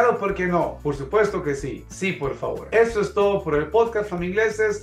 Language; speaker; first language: Spanish; native; Spanish